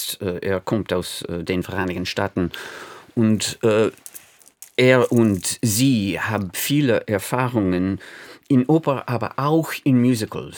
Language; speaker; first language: German; non-native, fluent; English